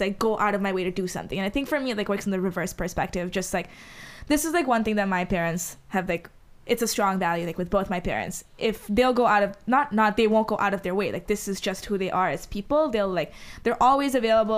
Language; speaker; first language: English; non-native, fluent; Hindi